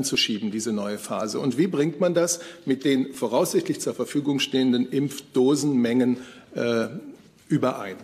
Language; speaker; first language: German; native; German